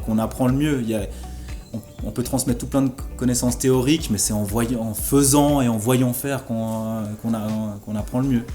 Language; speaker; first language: French; native; French